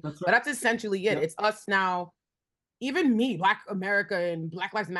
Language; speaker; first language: English; native; English